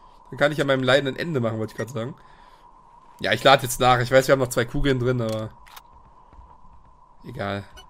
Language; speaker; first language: German; native; German